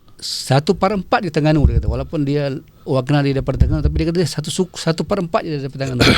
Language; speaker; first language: Malay; native; Malay